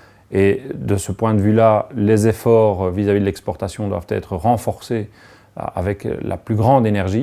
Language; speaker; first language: French; native; French